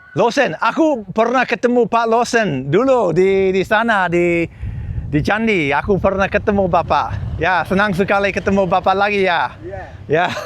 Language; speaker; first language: Indonesian; non-native, learner; English